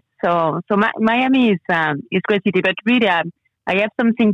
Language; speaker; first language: English; non-native, fluent; French